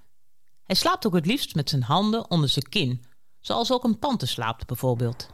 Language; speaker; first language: Dutch; native; Dutch